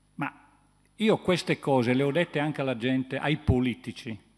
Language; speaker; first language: Italian; native; Italian